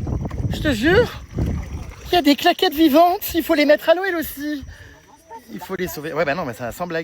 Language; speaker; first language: French; native; French